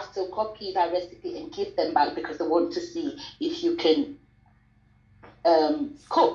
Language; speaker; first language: English; non-native, local second language; Krio